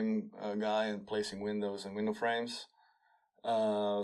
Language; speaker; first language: English; non-native, fluent; Dutch